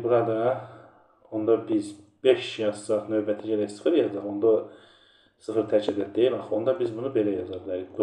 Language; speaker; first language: Azerbaijani; native; Azerbaijani